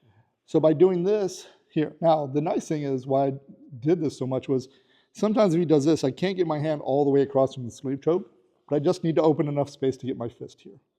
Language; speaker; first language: English; native; English